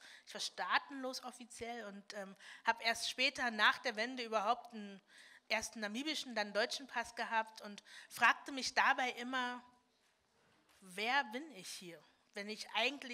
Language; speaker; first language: German; early bilingual, other home language; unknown